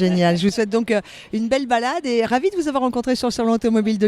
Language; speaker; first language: French; native; French